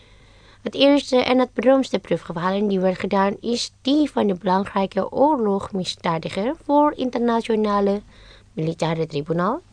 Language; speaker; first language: Dutch; non-native, fluent; Indonesian